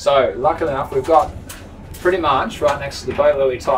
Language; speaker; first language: English; native; English